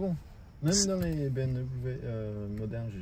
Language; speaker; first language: French; non-native, fluent; Japanese